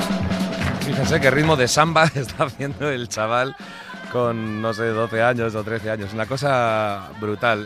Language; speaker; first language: Spanish; native; Spanish